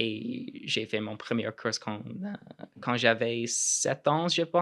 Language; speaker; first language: French; non-native, local second language; English